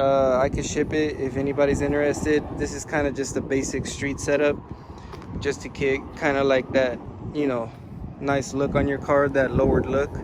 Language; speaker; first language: English; native; English